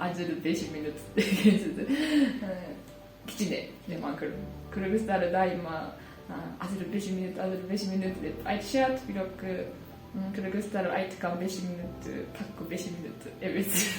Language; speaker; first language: Kyrgyz; non-native, learner; Japanese